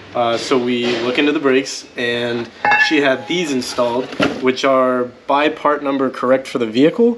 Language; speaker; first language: English; native; English